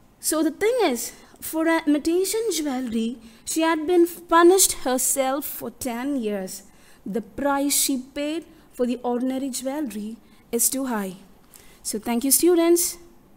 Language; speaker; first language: English; non-native, local second language; Tamil